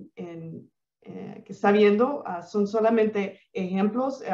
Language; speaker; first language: Spanish; early bilingual, heritage; Spanish